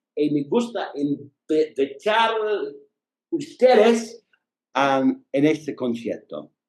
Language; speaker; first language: Spanish; non-native, learner; English